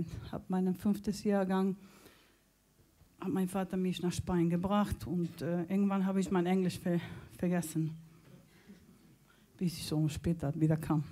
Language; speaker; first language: German; non-native, fluent; Spanish